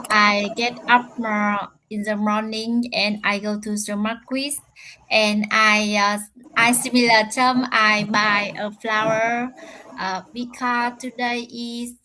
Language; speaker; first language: English; non-native, learner; Vietnamese